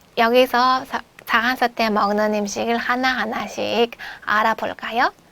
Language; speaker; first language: Korean; non-native, fluent; Mongolian